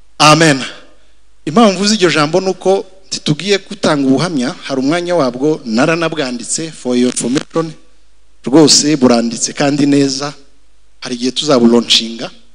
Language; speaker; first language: Kinyarwanda; native; Kinyarwanda